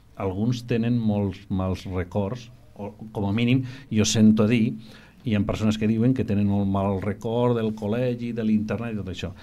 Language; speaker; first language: Catalan; non-native, local second language; Spanish